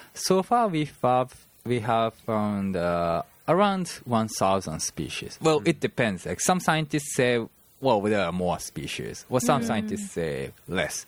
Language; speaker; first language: English; non-native, fluent; Japanese